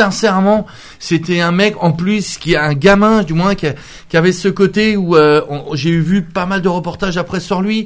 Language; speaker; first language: French; native; French